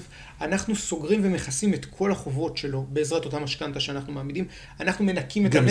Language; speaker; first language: Hebrew; native; Hebrew